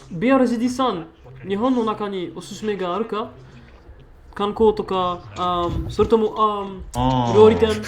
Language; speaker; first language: Japanese; non-native, learner; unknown